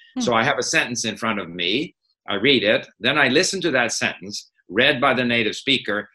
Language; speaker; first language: English; native; English